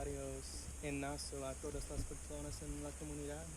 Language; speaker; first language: Spanish; non-native, fluent; English